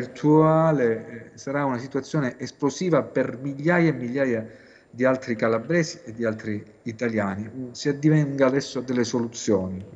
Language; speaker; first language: Italian; native; Italian